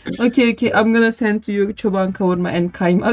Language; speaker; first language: English; non-native, learner; Turkish